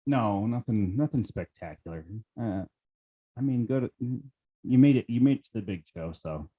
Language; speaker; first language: English; native; English